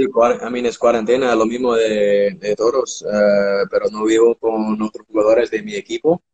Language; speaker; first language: Spanish; non-native, learner; English